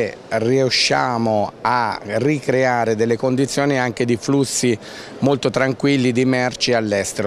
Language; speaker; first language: Italian; native; Italian